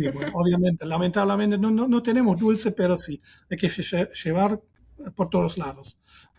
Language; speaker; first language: Spanish; non-native, fluent; German